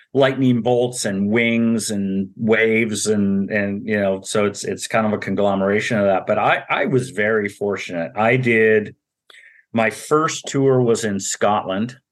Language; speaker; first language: English; native; English